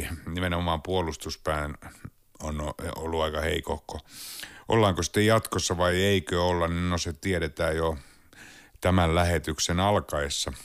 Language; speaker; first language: Finnish; native; Finnish